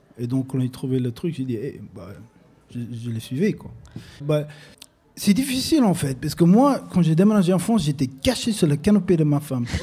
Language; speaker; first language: French; non-native, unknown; English